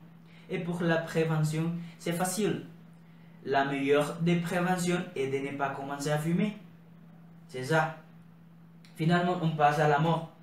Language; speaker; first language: French; non-native, learner; Spanish